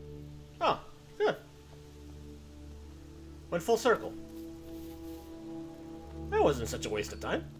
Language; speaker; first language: English; native; English